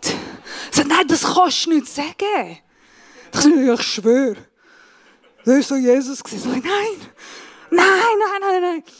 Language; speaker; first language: German; non-native, fluent; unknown